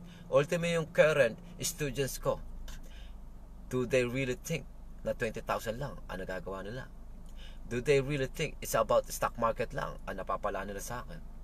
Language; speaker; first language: English; non-native, local second language; Filipino